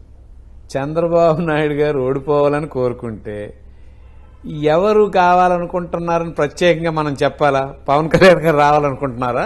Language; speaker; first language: Telugu; native; Telugu